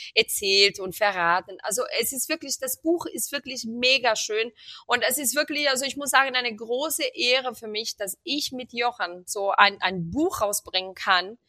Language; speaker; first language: German; non-native, fluent; Portuguese